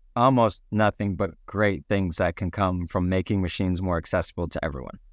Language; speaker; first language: English; native; English